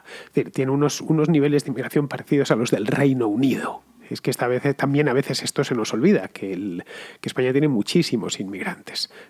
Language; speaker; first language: Spanish; native; Spanish